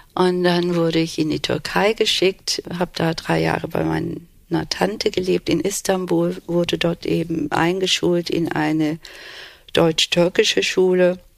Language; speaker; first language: German; early bilingual, other home language; Turkish